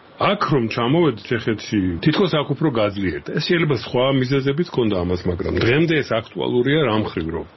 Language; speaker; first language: Georgian; native; Georgian